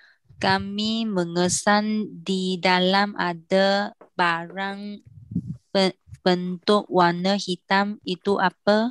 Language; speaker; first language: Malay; non-native, learner; Vietnamese